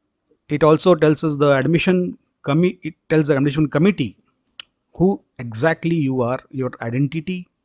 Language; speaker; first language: English; non-native, local second language; Marathi